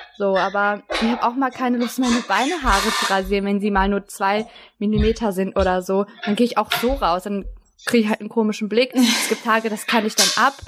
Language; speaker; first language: German; early bilingual, other home language; Turkish